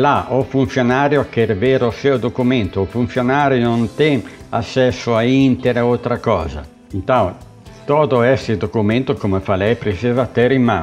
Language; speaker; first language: Portuguese; non-native, learner; Italian